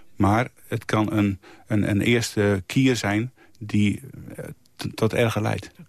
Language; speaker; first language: Dutch; native; Dutch